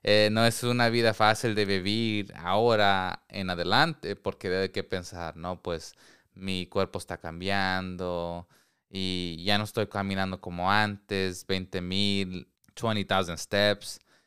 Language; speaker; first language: Spanish; early bilingual, heritage; Spanish